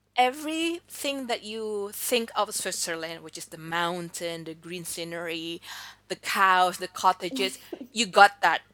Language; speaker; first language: English; early bilingual, other home language; Indonesian